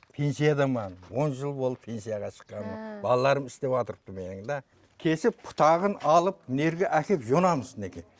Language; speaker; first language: Uzbek; non-native, local second language; Kara-Kalpak